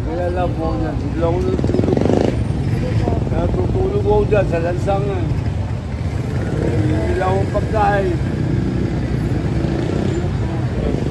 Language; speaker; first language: Filipino; non-native, local second language; Cebuano